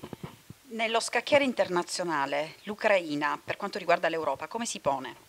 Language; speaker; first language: Italian; native; Italian